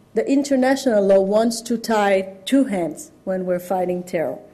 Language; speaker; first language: English; non-native, fluent; Hebrew